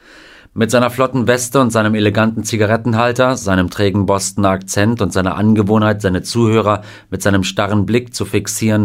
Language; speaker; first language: German; native; German